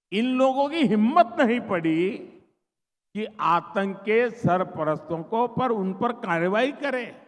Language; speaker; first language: Hindi; native; Hindi